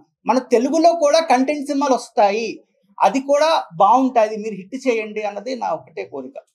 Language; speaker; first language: Telugu; native; Telugu